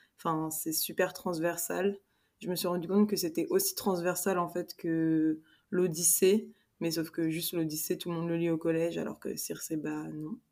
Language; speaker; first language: French; native; French